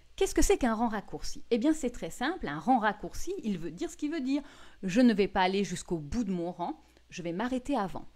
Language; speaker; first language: French; native; French